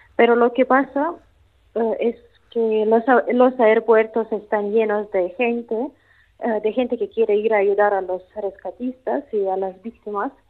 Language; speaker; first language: Spanish; non-native, fluent; Russian